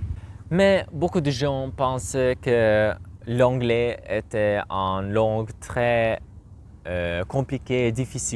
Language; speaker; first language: French; non-native, learner; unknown